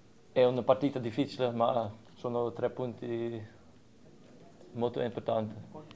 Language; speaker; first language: Italian; non-native, learner; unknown